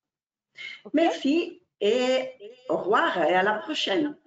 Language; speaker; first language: French; non-native, fluent; Italian